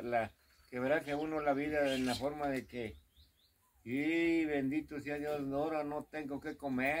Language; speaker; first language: Spanish; native; Spanish